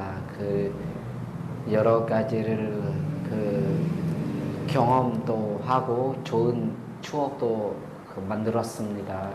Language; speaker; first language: Korean; non-native, learner; Lao